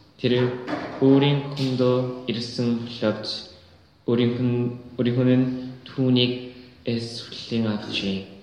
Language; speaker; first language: Mongolian; native; Mongolian